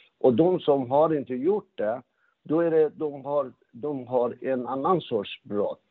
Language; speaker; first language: Swedish; non-native, fluent; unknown